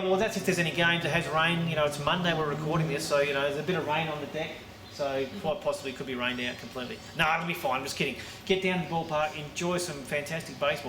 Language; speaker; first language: English; native; English